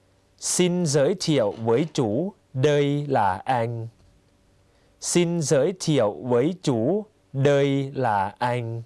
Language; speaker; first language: Vietnamese; non-native, fluent; Thai